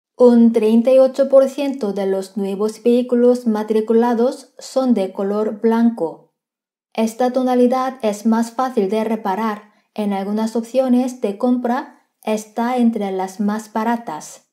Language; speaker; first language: Spanish; non-native, fluent; Korean